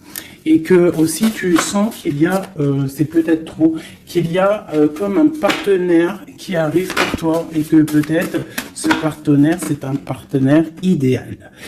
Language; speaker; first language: French; native; French